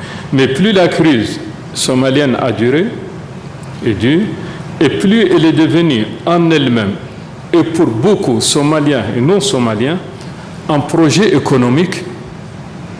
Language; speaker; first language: French; non-native, local second language; Arabic